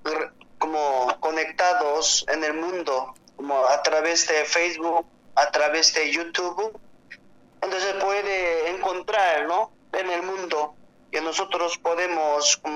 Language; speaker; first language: Spanish; non-native, learner; Korean